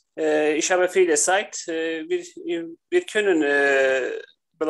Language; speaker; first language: German; non-native, learner; Turkish